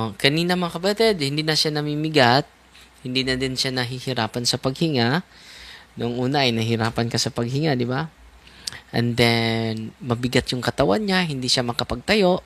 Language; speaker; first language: Filipino; non-native, local second language; Cebuano